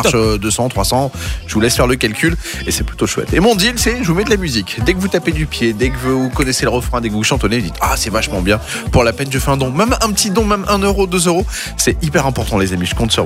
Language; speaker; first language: French; native; French